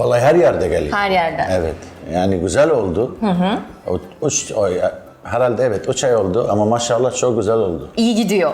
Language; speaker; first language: Turkish; non-native, learner; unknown